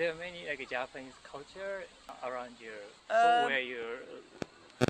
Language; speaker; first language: English; non-native, fluent; Japanese